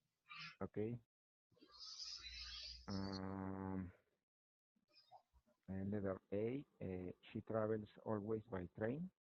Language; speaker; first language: English; non-native, learner; Spanish